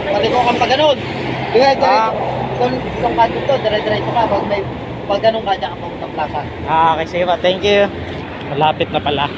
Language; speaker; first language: Filipino; native; Filipino